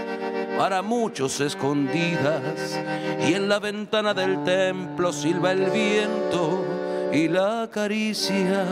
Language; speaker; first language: Spanish; native; Spanish